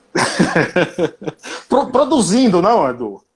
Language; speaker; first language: Portuguese; native; Portuguese